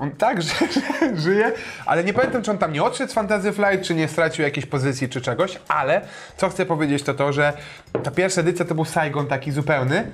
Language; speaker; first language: Polish; native; Polish